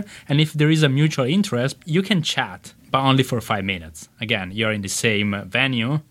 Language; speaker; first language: English; non-native, fluent; Italian